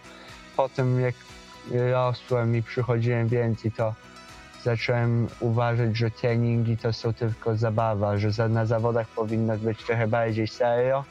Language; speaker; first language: Polish; early bilingual, heritage; Polish